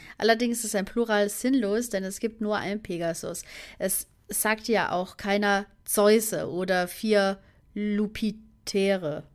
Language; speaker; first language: German; native; German